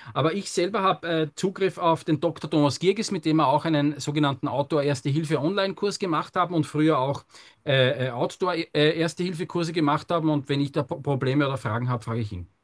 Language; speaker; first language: German; native; German